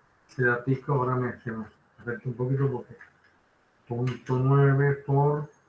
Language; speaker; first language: Spanish; native; Spanish